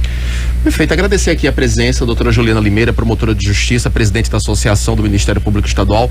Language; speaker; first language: Portuguese; native; Portuguese